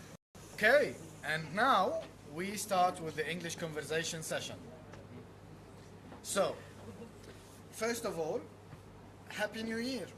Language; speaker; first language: English; non-native, fluent; Arabic